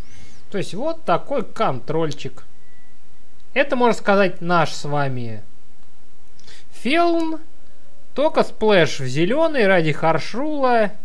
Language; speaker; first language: Russian; native; Russian